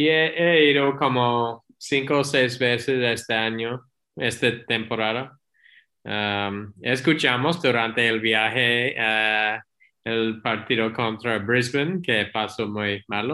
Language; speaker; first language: Spanish; non-native, learner; English